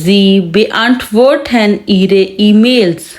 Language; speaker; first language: German; non-native, fluent; Urdu